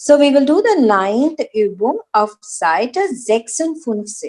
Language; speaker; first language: German; non-native, learner; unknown